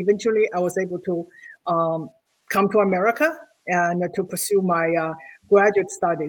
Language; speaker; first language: English; non-native, fluent; Chinese